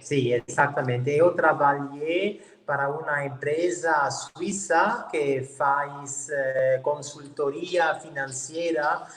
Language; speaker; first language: Portuguese; non-native, learner; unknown